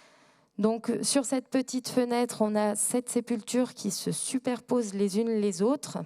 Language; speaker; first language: French; native; French